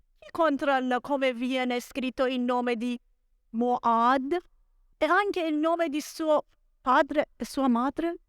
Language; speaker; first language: Italian; non-native, fluent; Persian